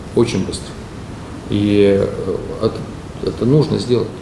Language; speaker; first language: Russian; non-native, local second language; Romanian